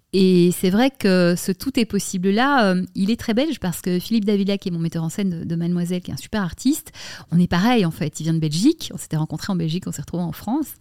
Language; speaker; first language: French; native; French